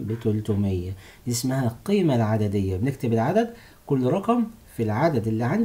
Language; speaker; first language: Arabic; native; Arabic